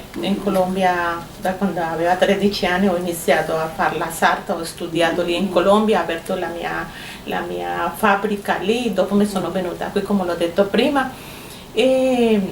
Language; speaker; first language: Italian; non-native, learner; Spanish